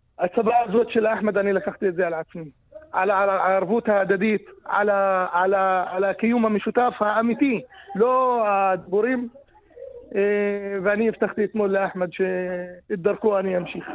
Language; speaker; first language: Hebrew; non-native, local second language; Arabic